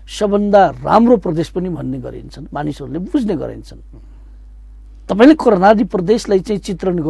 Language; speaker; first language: Nepali; non-native, local second language; Newari